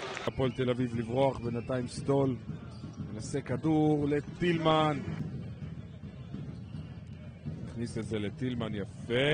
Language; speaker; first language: Hebrew; native; Hebrew